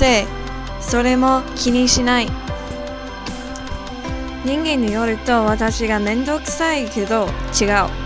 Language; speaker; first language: Japanese; non-native, learner; English